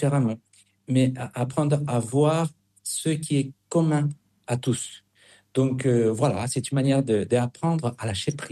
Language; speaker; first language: French; non-native, fluent; Spanish